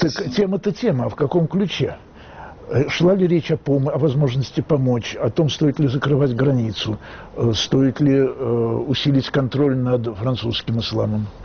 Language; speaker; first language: Russian; native; Russian